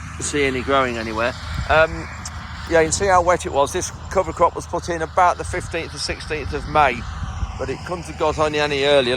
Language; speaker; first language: English; native; English